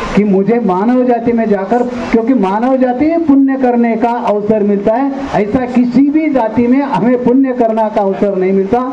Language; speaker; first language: Hindi; non-native, local second language; Marathi